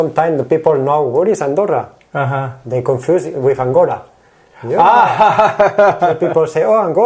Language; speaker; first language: English; non-native, learner; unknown